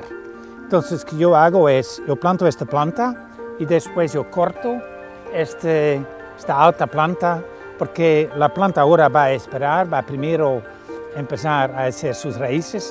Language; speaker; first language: Spanish; non-native, fluent; Dutch